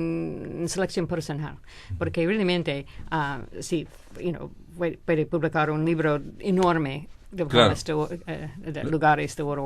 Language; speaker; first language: Spanish; non-native, fluent; English